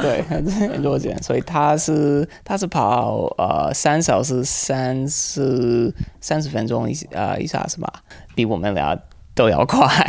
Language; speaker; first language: Chinese; non-native, fluent; English